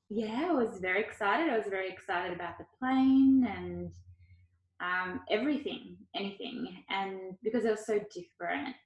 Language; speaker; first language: English; early bilingual, other home language; Ukrainian